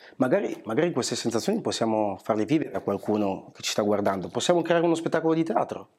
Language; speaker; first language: Italian; early bilingual, other home language; Portuguese